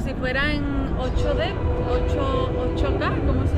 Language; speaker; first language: Spanish; native; Spanish